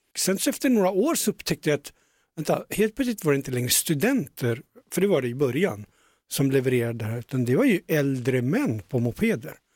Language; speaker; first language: Swedish; early bilingual, other home language; Punjabi